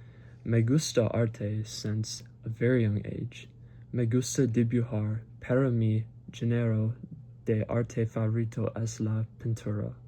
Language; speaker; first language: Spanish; non-native, learner; English